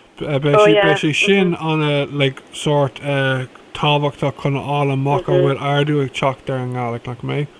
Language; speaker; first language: Irish; non-native, local second language; English